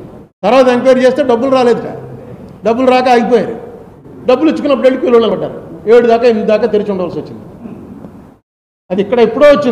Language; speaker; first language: Telugu; native; Telugu